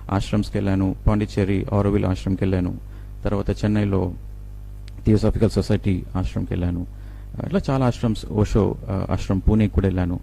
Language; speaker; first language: Telugu; native; Telugu